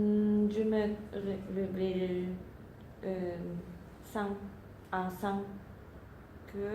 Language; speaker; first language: French; non-native, learner; Japanese